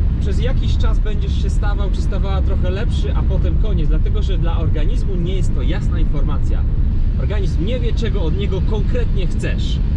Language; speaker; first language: Polish; native; Polish